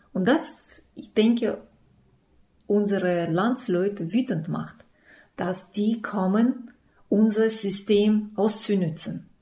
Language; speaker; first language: German; non-native, fluent; Russian